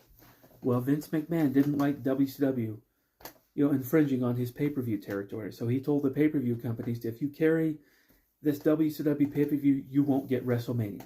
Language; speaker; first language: English; native; English